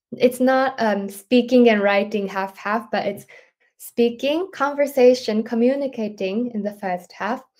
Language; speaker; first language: English; non-native, fluent; Japanese